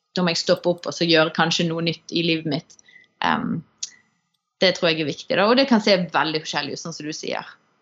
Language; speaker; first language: Norwegian; native; Norwegian